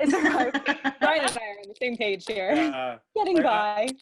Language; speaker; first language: English; native; English